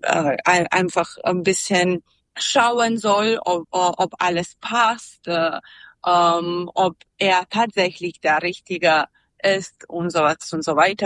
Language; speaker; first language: German; non-native, learner; Serbian